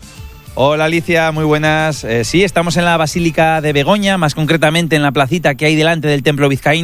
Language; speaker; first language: Spanish; native; Spanish